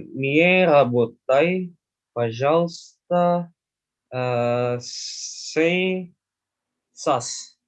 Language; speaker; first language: Russian; non-native, learner; Indonesian